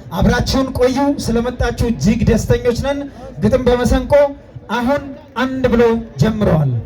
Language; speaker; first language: Amharic; native; Amharic